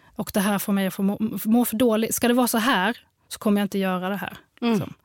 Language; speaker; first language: Swedish; early bilingual, other home language; Arabic